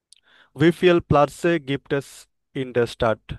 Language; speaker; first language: German; non-native, learner; Bangla